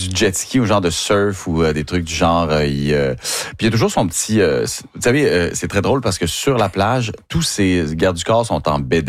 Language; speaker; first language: French; native; French